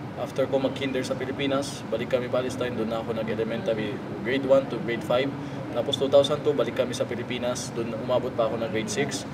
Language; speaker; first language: Filipino; native; Filipino